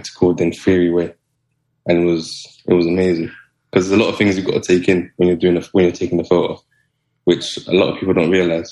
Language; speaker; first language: English; native; English